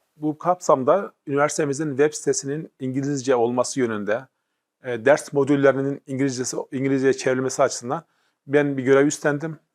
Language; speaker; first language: Turkish; native; Turkish